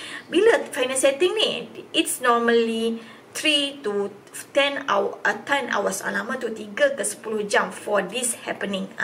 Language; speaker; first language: English; non-native, local second language; Malay